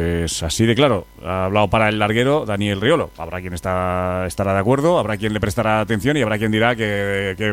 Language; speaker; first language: Spanish; native; Spanish